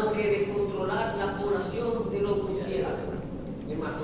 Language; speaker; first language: Spanish; native; Spanish